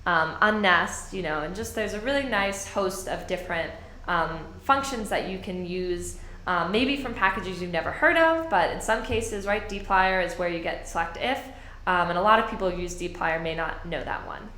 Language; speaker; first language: English; native; English